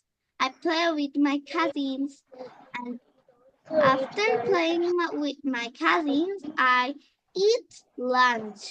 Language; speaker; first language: English; non-native, learner; Bangla